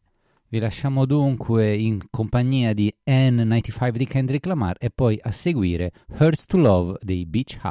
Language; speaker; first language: Italian; native; Italian